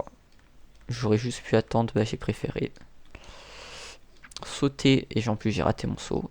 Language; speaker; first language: French; native; French